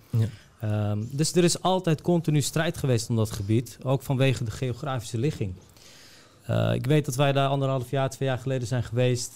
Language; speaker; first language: Dutch; early bilingual, other home language; Bosnian